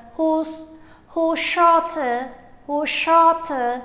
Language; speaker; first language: English; non-native, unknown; Vietnamese